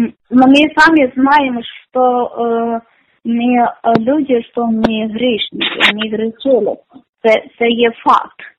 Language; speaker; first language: Ukrainian; non-native, learner; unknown